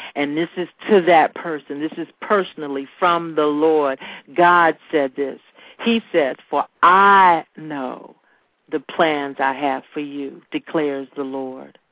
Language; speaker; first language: English; native; English